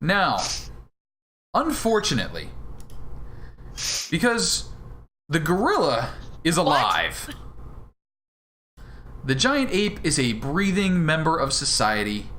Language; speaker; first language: English; native; English